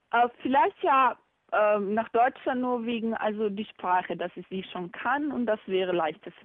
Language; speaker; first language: German; non-native, learner; Bosnian